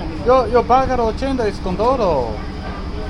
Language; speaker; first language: Spanish; non-native, learner; Chinese